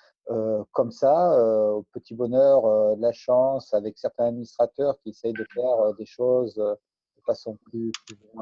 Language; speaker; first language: French; native; French